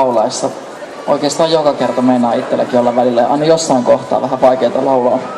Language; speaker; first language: Finnish; native; Finnish